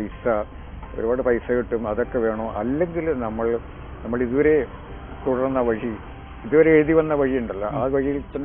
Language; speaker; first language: Malayalam; native; Malayalam